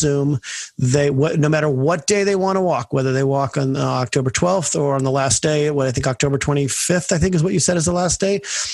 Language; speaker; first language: English; native; English